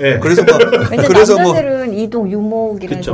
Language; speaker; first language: Korean; native; Korean